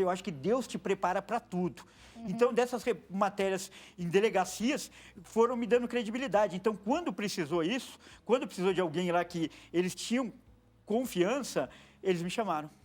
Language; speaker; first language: Portuguese; native; Portuguese